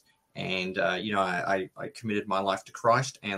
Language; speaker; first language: English; native; English